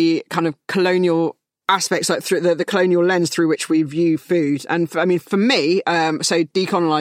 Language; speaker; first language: English; native; English